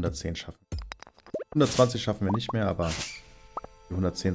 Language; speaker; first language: German; native; German